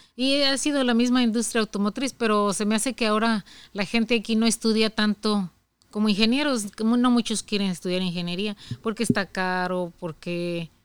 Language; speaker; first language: Spanish; native; Spanish